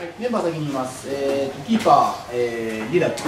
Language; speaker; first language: Japanese; native; Japanese